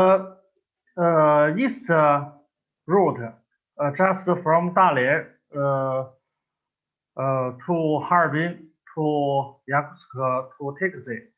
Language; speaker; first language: English; non-native, learner; Chinese